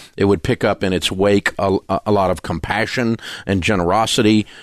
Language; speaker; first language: English; native; English